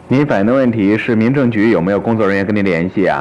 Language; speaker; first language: Chinese; native; Chinese